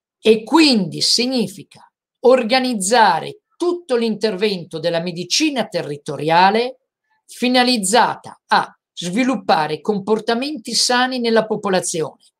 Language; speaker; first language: Italian; native; Italian